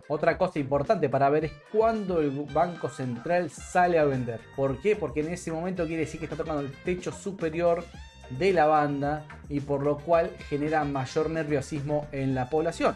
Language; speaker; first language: Spanish; native; Spanish